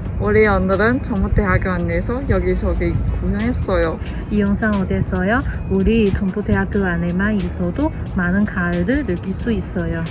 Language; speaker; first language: Korean; non-native, learner; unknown